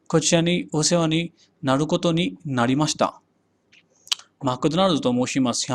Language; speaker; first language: Japanese; non-native, fluent; Hindi